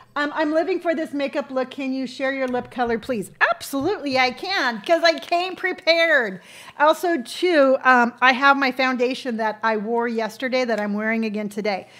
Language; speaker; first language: English; native; English